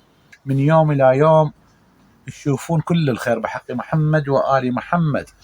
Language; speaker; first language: Arabic; native; Arabic